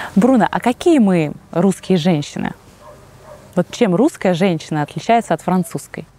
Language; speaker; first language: Russian; native; Russian